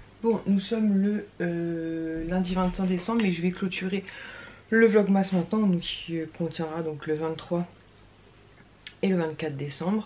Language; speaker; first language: French; native; French